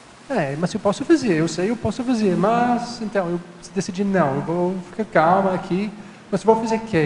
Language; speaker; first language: Portuguese; non-native, fluent; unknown